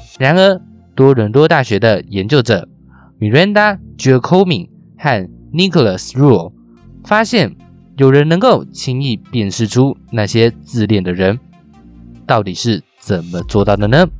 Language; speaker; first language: Chinese; native; Chinese